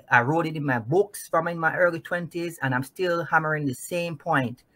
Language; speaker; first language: English; non-native, local second language; Jamaican Creole English